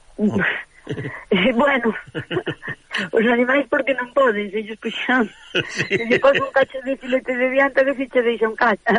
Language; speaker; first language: Galician; native; Galician